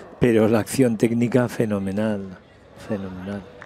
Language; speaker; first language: Spanish; native; Spanish